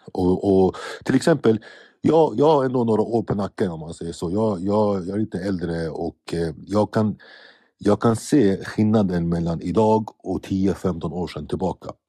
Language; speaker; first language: Swedish; early bilingual, other home language; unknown